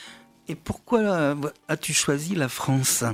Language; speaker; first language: French; native; French